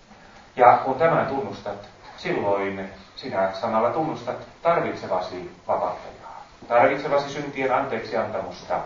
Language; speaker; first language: Finnish; native; Finnish